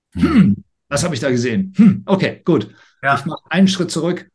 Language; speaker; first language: German; non-native, fluent; English